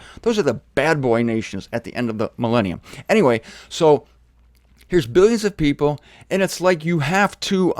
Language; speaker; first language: English; native; English